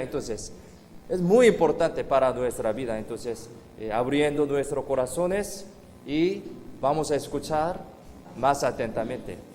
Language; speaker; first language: Spanish; non-native, fluent; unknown